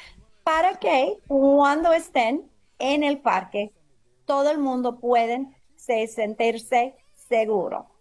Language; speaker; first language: Spanish; early bilingual, heritage; English